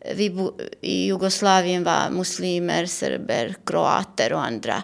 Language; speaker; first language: Swedish; non-native, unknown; Bosnian